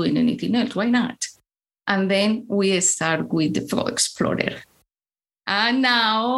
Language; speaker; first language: English; non-native, fluent; Spanish